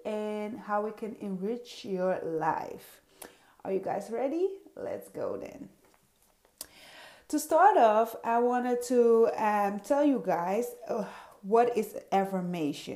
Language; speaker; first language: English; non-native, fluent; Dutch